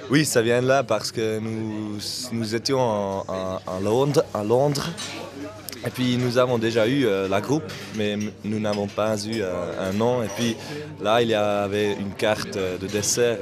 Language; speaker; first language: French; non-native, local second language; German